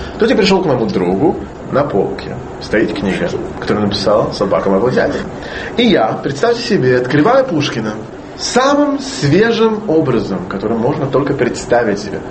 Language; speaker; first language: Russian; non-native, fluent; Hebrew